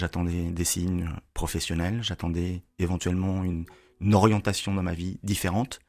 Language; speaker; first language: French; native; French